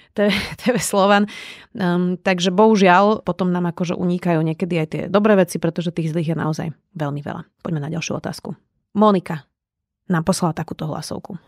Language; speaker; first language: Slovak; native; Slovak